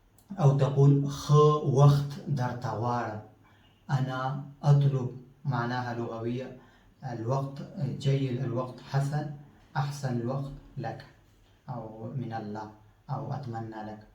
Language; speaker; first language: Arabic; non-native, fluent; Pashto